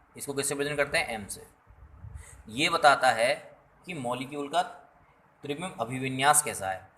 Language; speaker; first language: Hindi; native; Hindi